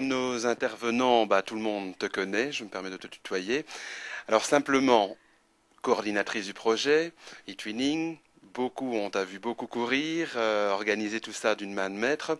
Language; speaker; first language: French; native; French